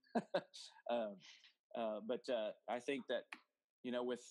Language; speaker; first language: English; native; English